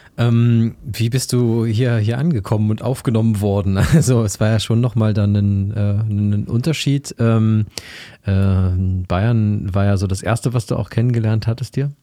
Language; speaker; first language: German; native; German